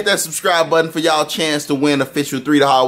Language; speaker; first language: English; native; English